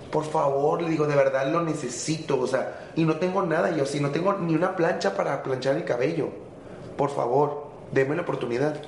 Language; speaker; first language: Spanish; native; Spanish